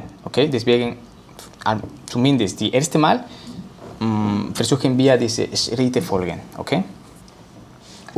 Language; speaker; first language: German; non-native, learner; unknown